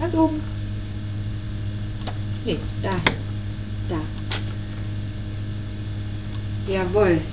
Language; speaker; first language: German; native; German